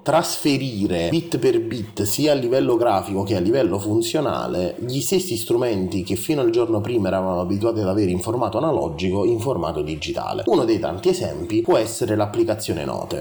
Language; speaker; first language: Italian; native; Italian